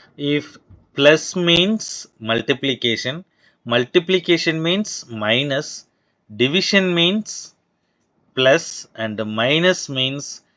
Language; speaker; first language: English; non-native, local second language; Tamil